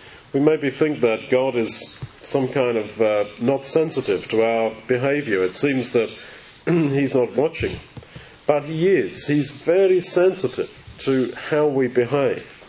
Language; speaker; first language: English; native; English